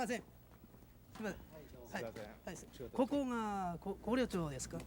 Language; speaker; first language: Japanese; non-native, learner; Korean